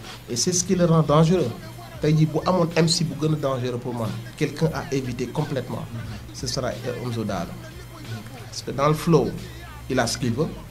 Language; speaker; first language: French; non-native, local second language; Wolof